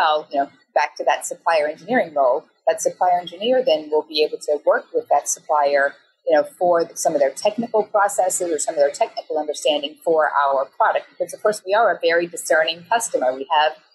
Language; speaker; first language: English; native; English